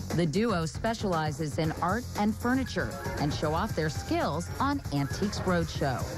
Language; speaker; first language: English; native; English